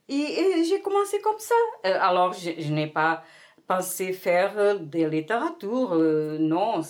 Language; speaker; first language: French; non-native, fluent; Portuguese